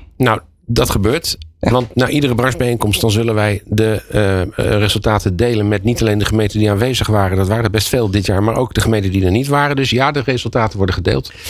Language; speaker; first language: Dutch; native; Dutch